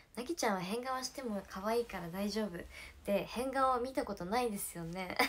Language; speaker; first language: Japanese; native; Japanese